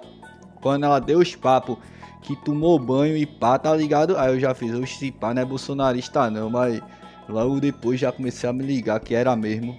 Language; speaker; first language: Portuguese; native; Portuguese